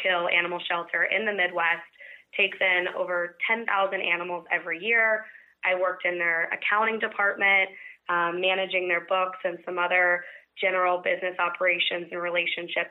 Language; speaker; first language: English; native; English